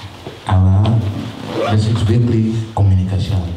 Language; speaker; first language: German; non-native, learner; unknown